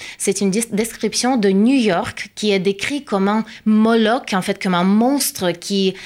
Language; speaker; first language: French; non-native, fluent; Russian